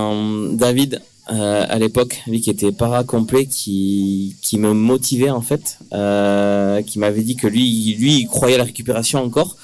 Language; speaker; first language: French; native; French